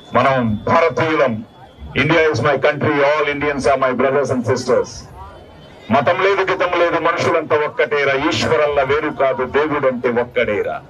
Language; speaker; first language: Telugu; native; Telugu